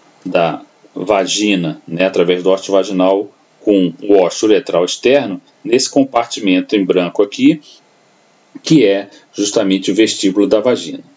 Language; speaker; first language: Portuguese; native; Portuguese